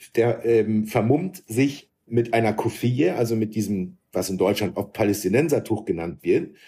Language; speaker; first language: German; early bilingual, other home language; Arabic